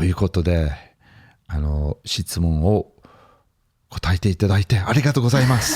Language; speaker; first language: Japanese; non-native, fluent; English